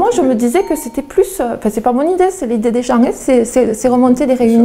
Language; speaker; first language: French; native; French